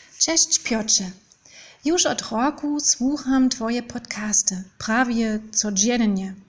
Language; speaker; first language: Polish; non-native, learner; German